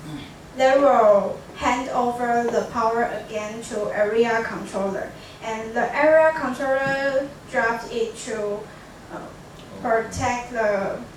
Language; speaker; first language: English; non-native, learner; Chinese